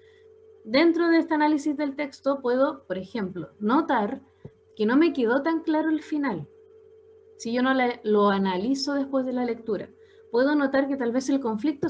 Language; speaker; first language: Spanish; native; Spanish